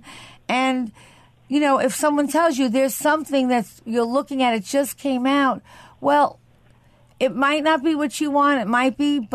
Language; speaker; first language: English; native; English